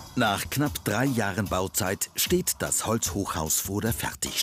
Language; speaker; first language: German; native; German